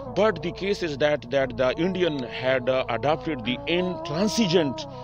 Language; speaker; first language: English; non-native, local second language; Pashto